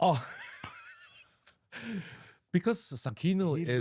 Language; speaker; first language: English; non-native, learner; Chinese